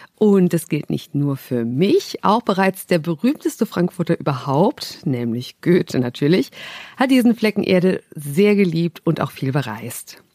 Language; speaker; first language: German; native; German